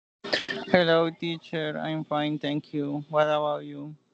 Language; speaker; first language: English; non-native, learner; Spanish